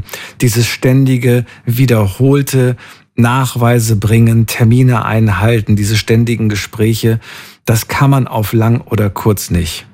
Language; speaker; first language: German; native; German